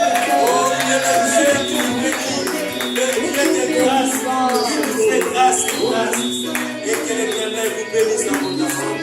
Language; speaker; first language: French; non-native, local second language; Lingala